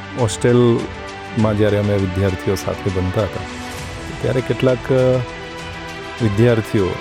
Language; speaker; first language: Gujarati; non-native, local second language; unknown